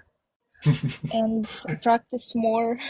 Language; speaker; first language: English; non-native, learner; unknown